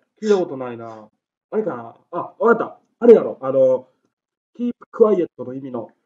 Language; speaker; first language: Japanese; native; Japanese